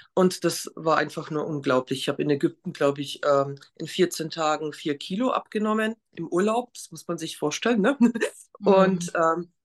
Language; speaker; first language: German; non-native, fluent; Polish